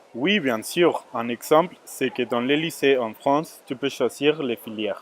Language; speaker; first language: French; non-native, learner; Spanish